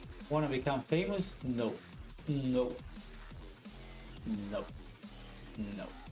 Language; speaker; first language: English; non-native, fluent; Italian